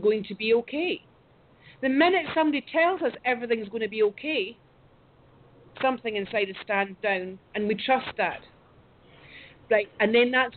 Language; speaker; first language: English; native; English